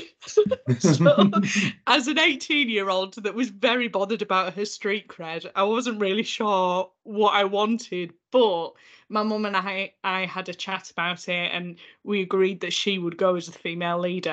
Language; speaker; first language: English; native; English